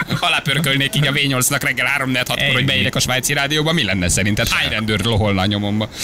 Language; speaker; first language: Hungarian; native; Hungarian